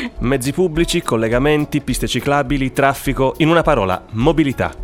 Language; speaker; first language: Italian; native; Italian